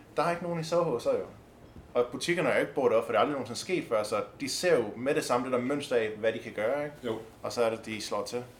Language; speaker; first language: Danish; native; Danish